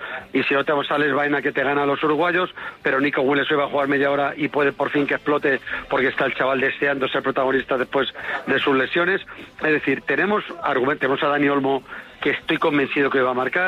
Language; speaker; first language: Spanish; native; Spanish